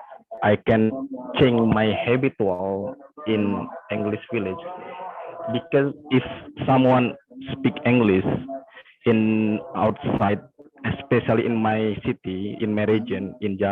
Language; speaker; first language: English; non-native, learner; Indonesian